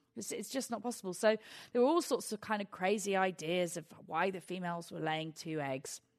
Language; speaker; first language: English; native; English